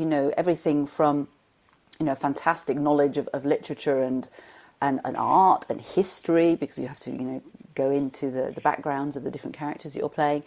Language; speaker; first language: English; native; English